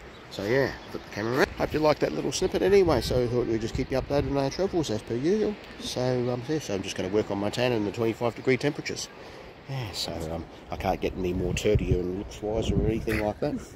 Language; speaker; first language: English; native; English